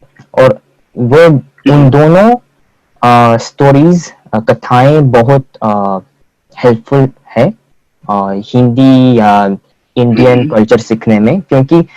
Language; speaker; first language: Hindi; non-native, fluent; Korean